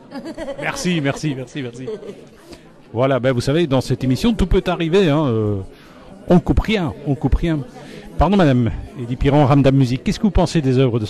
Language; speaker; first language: French; native; French